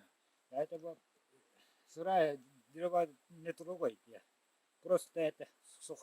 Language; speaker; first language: Russian; non-native, local second language; Yakut